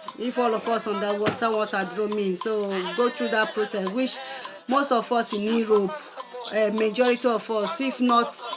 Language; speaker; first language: Nigerian Pidgin; non-native, local second language; Igbo